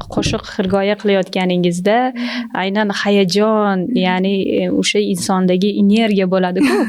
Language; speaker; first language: Uzbek; native; Uzbek